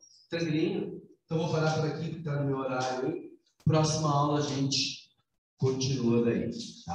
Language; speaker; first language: Portuguese; native; Portuguese